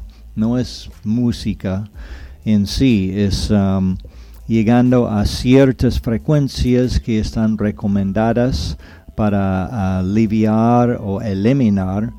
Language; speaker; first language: Spanish; non-native, fluent; English